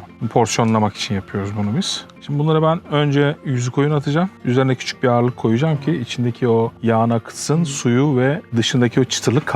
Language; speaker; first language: Turkish; native; Turkish